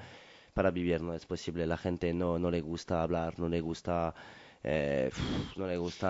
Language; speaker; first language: Spanish; non-native, learner; French